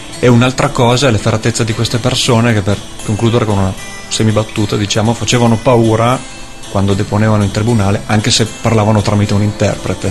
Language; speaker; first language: Italian; native; Italian